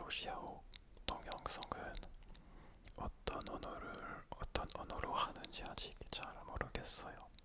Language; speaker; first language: Korean; non-native, learner; French